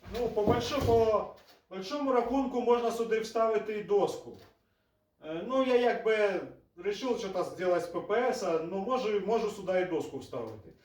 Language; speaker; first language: Ukrainian; native; Ukrainian